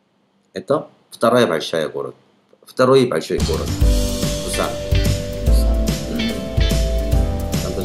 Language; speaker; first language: Russian; non-native, learner; Korean